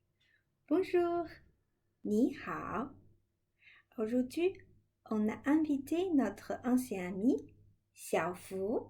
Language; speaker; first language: French; non-native, fluent; Chinese